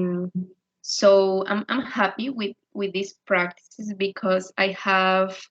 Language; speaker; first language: English; non-native, learner; Spanish